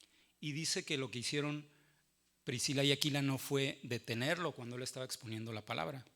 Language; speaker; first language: Spanish; native; Spanish